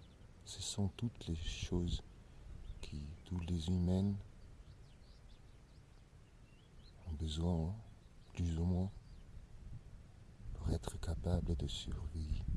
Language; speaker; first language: French; non-native, learner; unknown